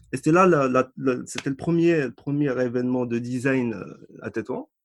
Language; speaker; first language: French; non-native, local second language; Arabic